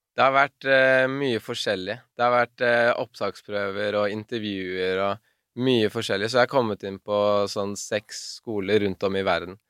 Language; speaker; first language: Norwegian; native; Norwegian